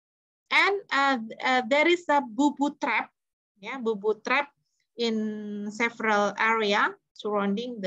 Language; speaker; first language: English; non-native, fluent; Indonesian